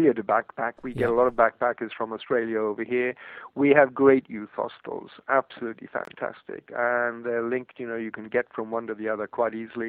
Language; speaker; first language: English; non-native, local second language; Welsh